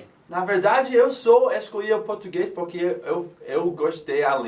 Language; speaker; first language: Portuguese; non-native, fluent; English